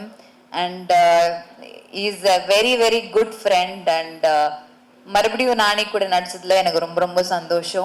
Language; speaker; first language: Tamil; early bilingual, heritage; Tamil